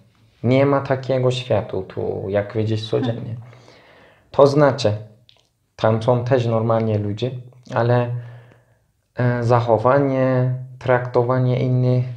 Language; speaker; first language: Polish; non-native, fluent; Turkish